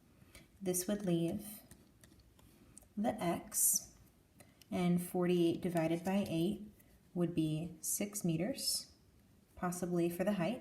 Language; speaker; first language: English; native; English